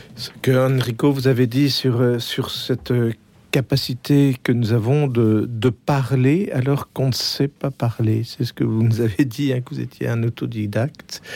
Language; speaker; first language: French; native; French